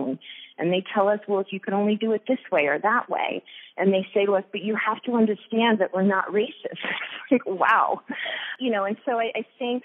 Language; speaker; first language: English; native; English